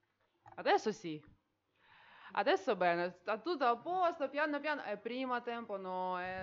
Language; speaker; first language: Italian; non-native, learner; Ukrainian